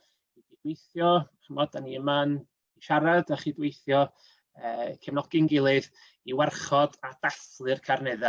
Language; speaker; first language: Welsh; native; Welsh